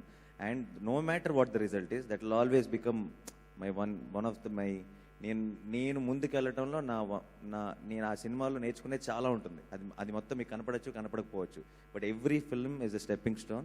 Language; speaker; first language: Telugu; native; Telugu